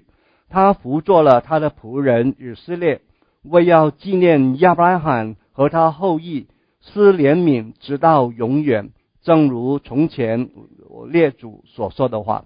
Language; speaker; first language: Chinese; native; Chinese